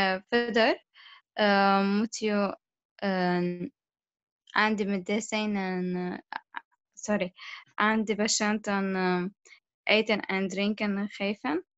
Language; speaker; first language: Dutch; non-native, learner; Arabic